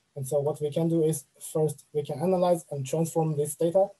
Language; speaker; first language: English; non-native, fluent; Chinese